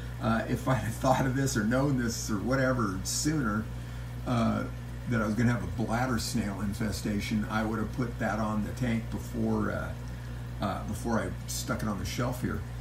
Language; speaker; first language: English; native; English